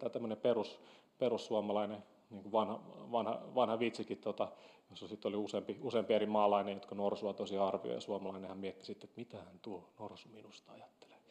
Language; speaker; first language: Finnish; native; Finnish